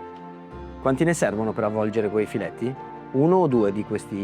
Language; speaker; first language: Italian; native; Italian